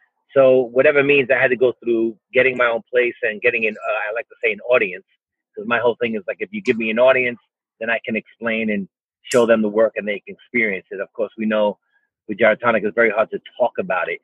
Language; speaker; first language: English; native; English